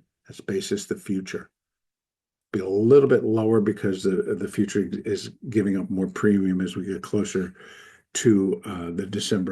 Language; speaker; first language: English; native; English